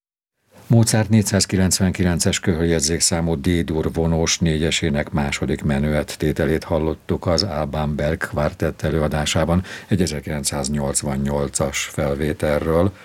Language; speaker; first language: Hungarian; native; Hungarian